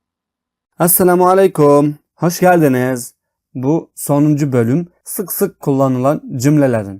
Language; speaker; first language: Turkish; non-native, fluent; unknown